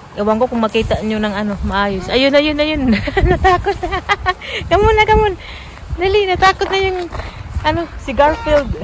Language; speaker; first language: Filipino; native; Filipino